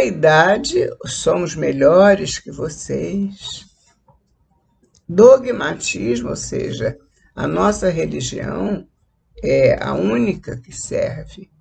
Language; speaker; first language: Portuguese; native; Portuguese